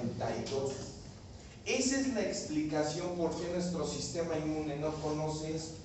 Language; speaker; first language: Spanish; native; Spanish